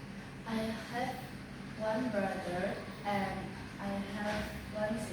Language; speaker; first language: English; non-native, learner; Indonesian